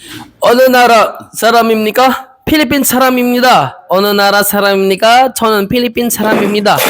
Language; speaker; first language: Korean; non-native, learner; Filipino